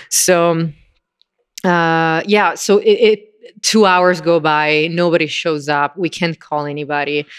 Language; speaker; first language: English; non-native, fluent; Italian